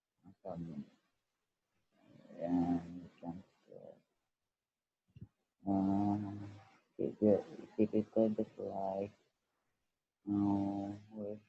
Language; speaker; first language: English; non-native, learner; Indonesian